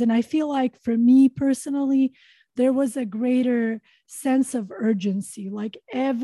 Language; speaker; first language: English; non-native, fluent; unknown